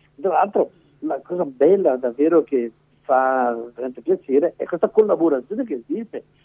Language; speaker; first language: Italian; native; Italian